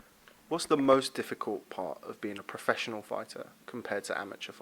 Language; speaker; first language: English; native; English